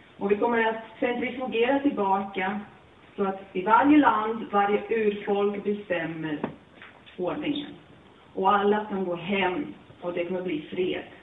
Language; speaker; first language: Swedish; non-native, fluent; Latvian